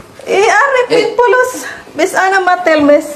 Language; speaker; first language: Arabic; non-native, learner; Filipino